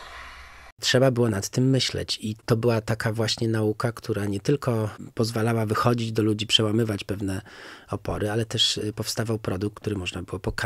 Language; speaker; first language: Polish; native; Polish